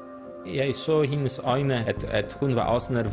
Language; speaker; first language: Danish; non-native, fluent; Polish